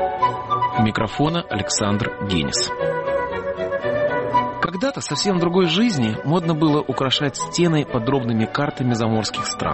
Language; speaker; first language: Russian; native; Russian